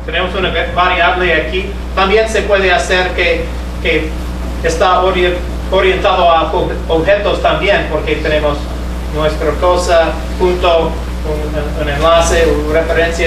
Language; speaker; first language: Spanish; non-native, fluent; English